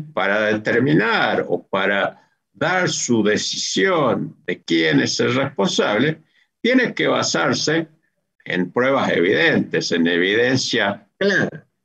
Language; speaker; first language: Spanish; native; Spanish